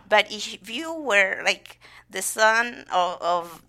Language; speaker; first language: English; non-native, fluent; Spanish